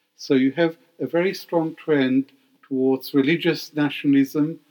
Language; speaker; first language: English; non-native, fluent; Hebrew